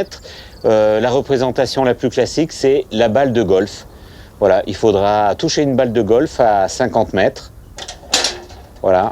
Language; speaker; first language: French; native; French